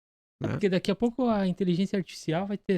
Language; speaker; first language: Portuguese; native; Portuguese